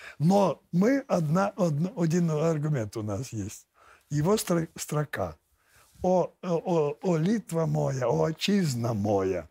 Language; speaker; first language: Russian; non-native, fluent; Lithuanian